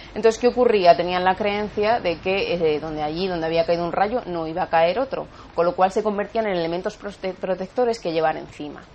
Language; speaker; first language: Spanish; native; Spanish